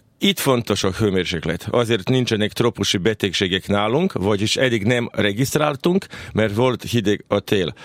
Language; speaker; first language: Hungarian; non-native, local second language; Serbian